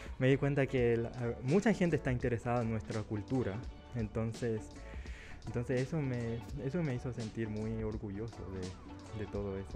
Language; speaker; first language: Spanish; early bilingual, other home language; Chinese